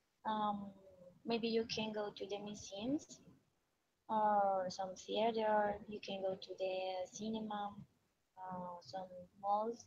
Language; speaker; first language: English; non-native, learner; Spanish